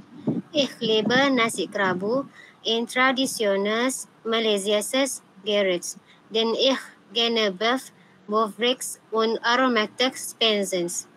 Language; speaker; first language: German; non-native, learner; Malay